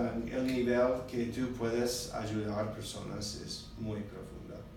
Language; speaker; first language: Spanish; non-native, learner; English